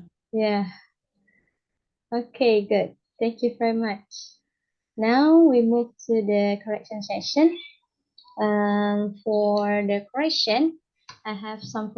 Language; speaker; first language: English; non-native, learner; Indonesian